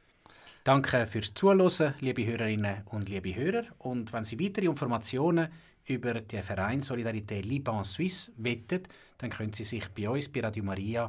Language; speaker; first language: German; native; German